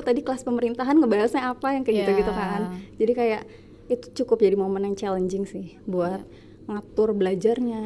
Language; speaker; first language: Indonesian; native; Indonesian